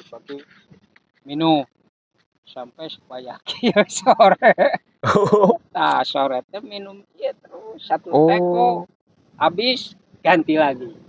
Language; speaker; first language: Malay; non-native, local second language; Sundanese